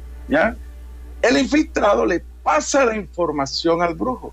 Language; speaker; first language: Spanish; native; Spanish